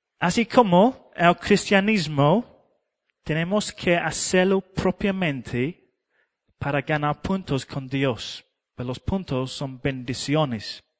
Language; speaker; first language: Spanish; non-native, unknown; English